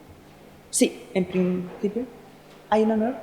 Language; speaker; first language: Spanish; native; Spanish